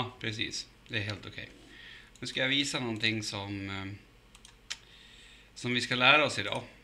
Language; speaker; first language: Swedish; native; Swedish